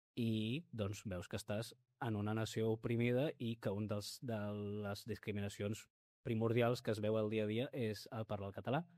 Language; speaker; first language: Catalan; early bilingual, other home language; Spanish